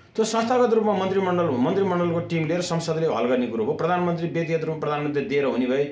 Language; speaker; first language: Nepali; native; Nepali